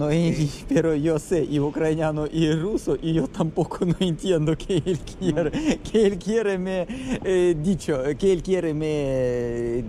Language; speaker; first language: Spanish; non-native, learner; Russian